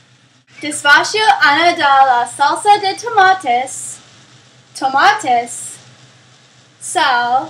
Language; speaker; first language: Spanish; non-native, learner; English